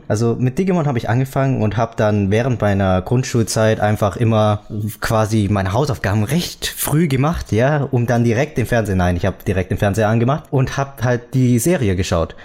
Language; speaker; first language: German; early bilingual, other home language; Vietnamese